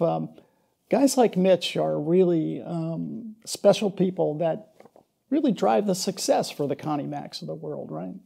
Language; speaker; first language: English; native; English